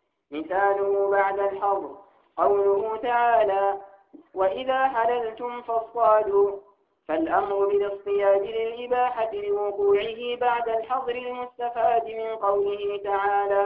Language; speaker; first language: Arabic; native; Arabic